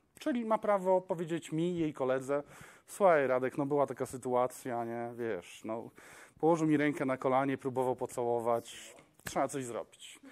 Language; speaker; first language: Polish; non-native, local second language; Kashubian